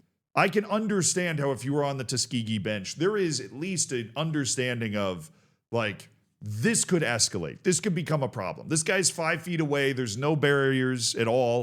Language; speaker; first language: English; native; English